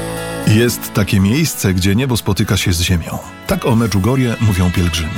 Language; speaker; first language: Polish; native; Polish